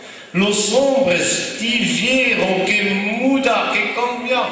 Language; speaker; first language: Spanish; non-native, fluent; French